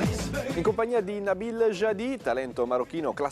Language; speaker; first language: Italian; native; Italian